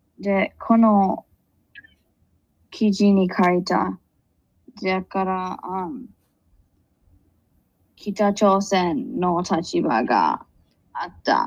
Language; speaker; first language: Japanese; non-native, learner; English